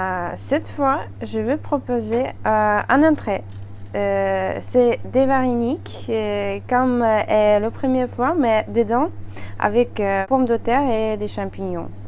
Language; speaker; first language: French; non-native, learner; Ukrainian